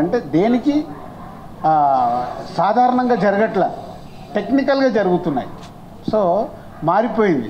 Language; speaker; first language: Telugu; native; Telugu